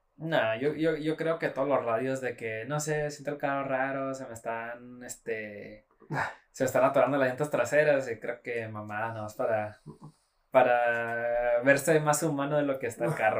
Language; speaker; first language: Spanish; native; Spanish